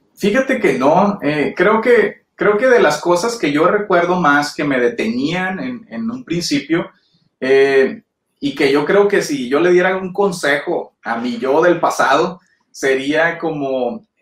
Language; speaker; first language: Spanish; native; Spanish